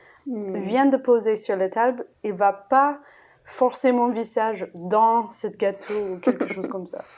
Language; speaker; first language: French; non-native, fluent; English